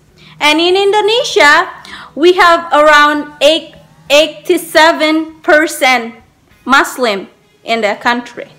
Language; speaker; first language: English; non-native, learner; Indonesian